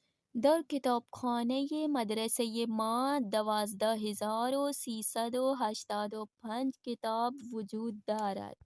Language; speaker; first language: Persian; non-native, fluent; Urdu